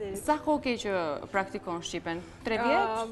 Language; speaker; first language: Albanian; native; Albanian